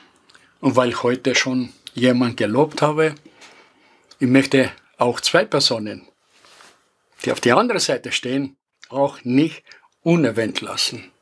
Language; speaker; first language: German; non-native, fluent; Greek